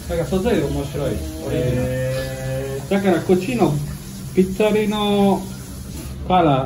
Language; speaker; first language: Japanese; non-native, learner; Italian